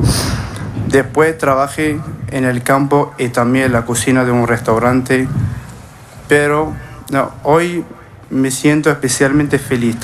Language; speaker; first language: Spanish; non-native, fluent; Arabic